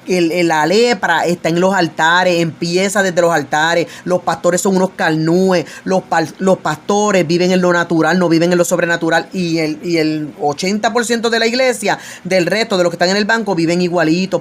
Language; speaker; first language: Spanish; native; Spanish